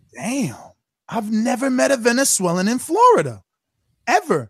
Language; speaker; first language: English; early bilingual, other home language; Spanish